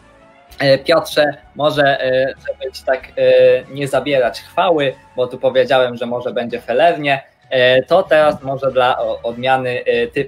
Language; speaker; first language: Polish; native; Polish